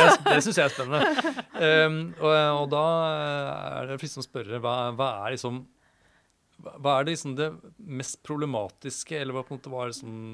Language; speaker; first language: Norwegian; native; Norwegian